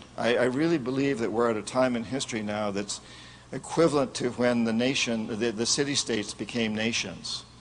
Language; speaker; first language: English; native; English